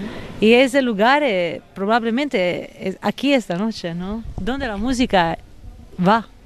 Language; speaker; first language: Spanish; non-native, fluent; Italian